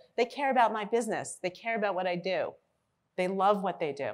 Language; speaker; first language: English; native; English